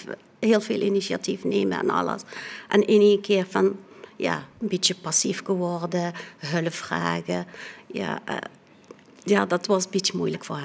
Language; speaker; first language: Dutch; non-native, fluent; Arabic